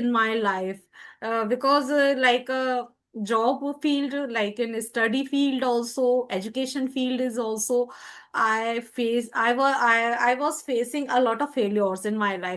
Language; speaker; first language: English; non-native, learner; Hindi